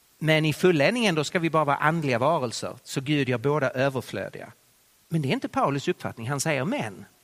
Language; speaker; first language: Swedish; native; Swedish